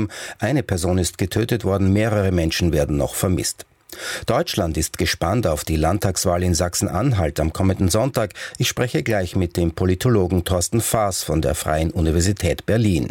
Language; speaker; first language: German; native; German